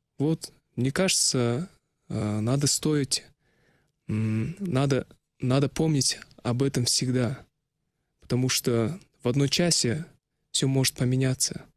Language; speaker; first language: Russian; non-native, local second language; Kazakh